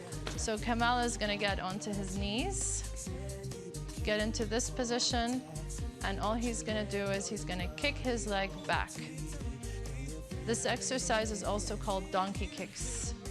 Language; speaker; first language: English; non-native, local second language; Arabic